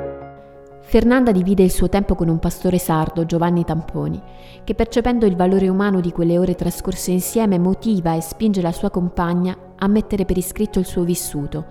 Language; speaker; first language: Italian; native; Italian